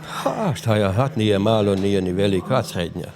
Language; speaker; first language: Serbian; non-native, local second language; Hungarian